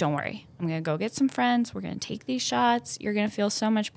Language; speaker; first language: English; native; English